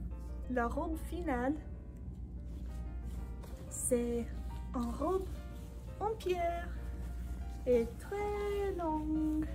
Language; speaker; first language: French; non-native, learner; English